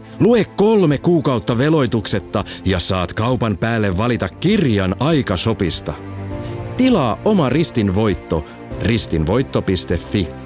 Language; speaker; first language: Finnish; native; Finnish